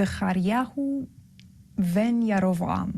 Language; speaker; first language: Hebrew; non-native, learner; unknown